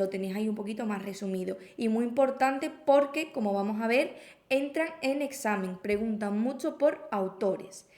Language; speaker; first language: Spanish; native; Spanish